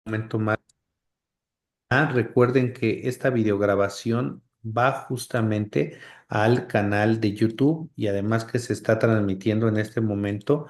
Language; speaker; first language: Spanish; native; Spanish